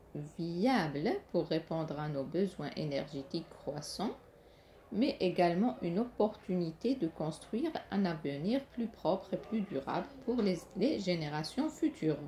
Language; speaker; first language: French; non-native, local second language; Arabic